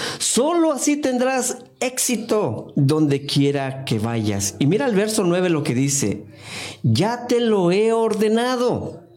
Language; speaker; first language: Spanish; non-native, fluent; English